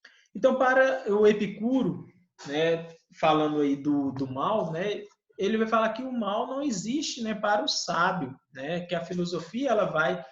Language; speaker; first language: Portuguese; native; Portuguese